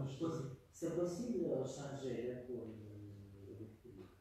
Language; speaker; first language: French; non-native, fluent; Russian